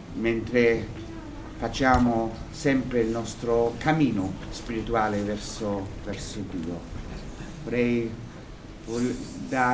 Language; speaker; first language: Italian; non-native, fluent; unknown